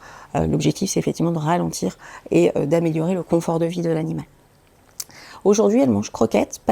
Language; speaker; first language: French; native; French